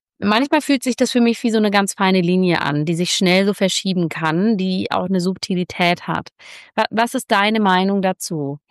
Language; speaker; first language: German; native; German